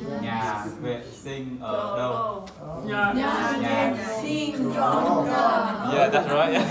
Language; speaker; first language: Vietnamese; non-native, learner; English